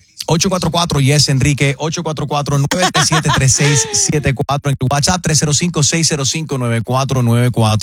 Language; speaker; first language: Spanish; native; Spanish